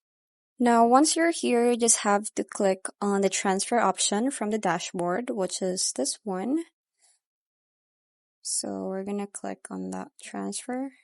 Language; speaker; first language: English; non-native, local second language; Filipino